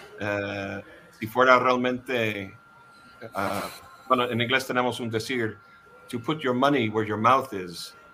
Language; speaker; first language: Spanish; non-native, fluent; English